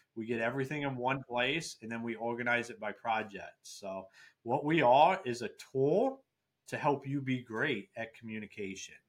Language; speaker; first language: English; native; English